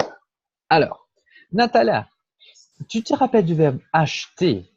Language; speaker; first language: French; non-native, fluent; Portuguese